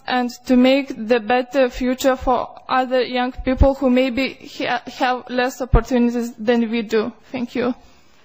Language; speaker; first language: English; non-native, fluent; Lithuanian